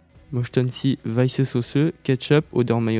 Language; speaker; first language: German; non-native, learner; French